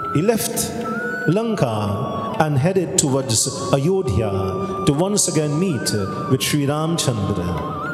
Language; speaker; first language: English; native; English